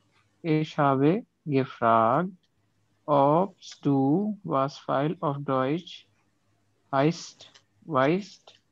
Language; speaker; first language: German; non-native, learner; Urdu